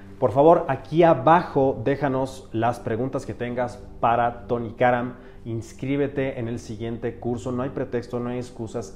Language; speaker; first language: Spanish; native; Spanish